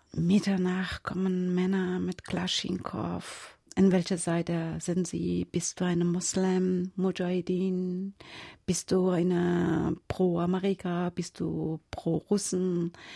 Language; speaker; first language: German; non-native, fluent; Persian